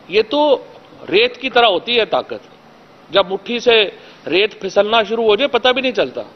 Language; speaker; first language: Urdu; native; Urdu